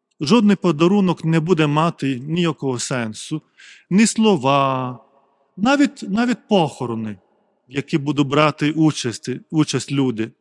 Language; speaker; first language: Ukrainian; non-native, fluent; Lithuanian